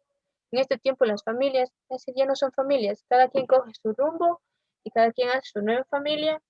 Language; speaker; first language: Spanish; native; Spanish